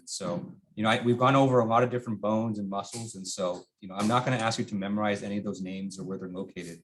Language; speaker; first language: English; native; English